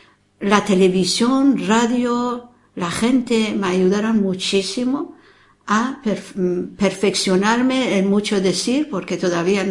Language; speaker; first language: Spanish; non-native, fluent; Persian